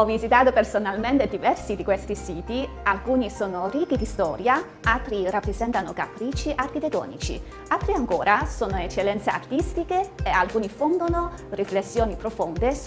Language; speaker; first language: Italian; non-native, fluent; Chinese